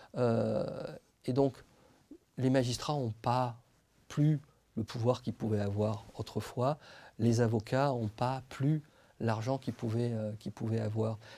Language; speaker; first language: French; native; French